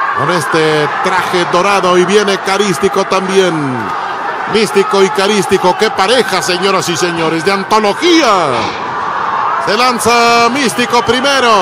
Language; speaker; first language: Spanish; native; Spanish